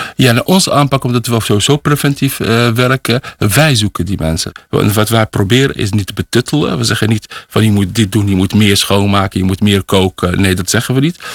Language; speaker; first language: Dutch; early bilingual, other home language; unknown